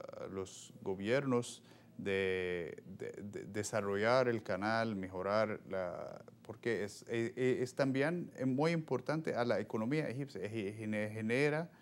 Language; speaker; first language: Spanish; non-native, fluent; Arabic